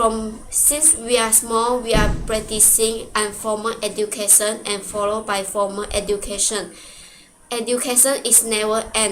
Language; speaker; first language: English; non-native, local second language; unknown